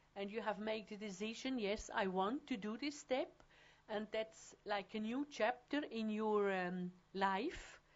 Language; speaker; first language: English; non-native, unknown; German